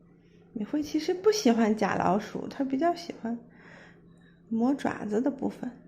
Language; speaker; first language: Chinese; native; Chinese